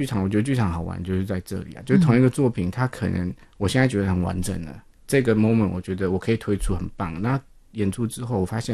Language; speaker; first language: Chinese; non-native, local second language; Min Nan Chinese